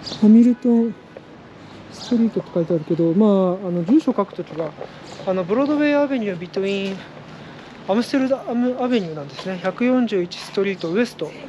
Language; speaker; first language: Japanese; native; Japanese